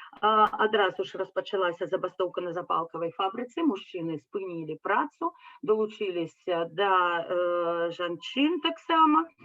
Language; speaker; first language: Belarusian; native; Belarusian